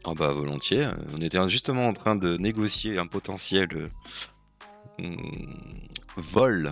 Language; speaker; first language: French; native; French